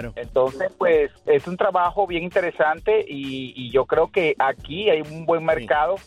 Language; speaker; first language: Spanish; native; Spanish